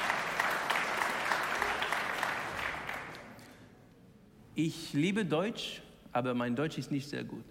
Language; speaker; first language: German; non-native, learner; English